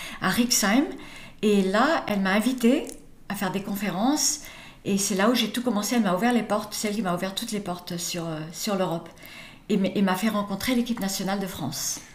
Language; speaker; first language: French; early bilingual, other home language; English